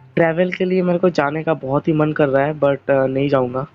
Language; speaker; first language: Hindi; non-native, learner; Bangla